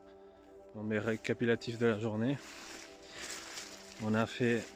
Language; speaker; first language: French; native; French